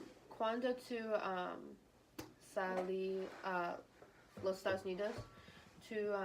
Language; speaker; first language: Spanish; non-native, learner; English